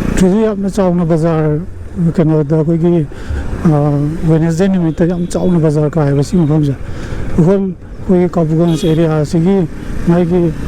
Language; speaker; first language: Manipuri; native; Manipuri